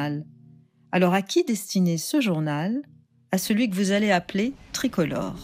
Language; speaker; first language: French; native; French